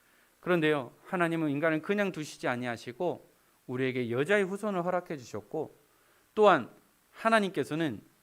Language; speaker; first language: Korean; native; Korean